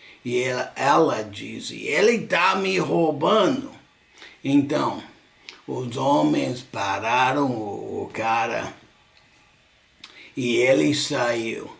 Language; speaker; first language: Portuguese; non-native, fluent; English